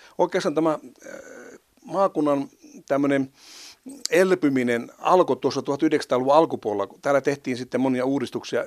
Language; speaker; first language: Finnish; native; Finnish